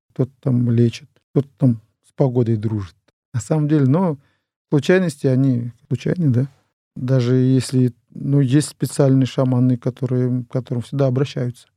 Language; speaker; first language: Russian; non-native, local second language; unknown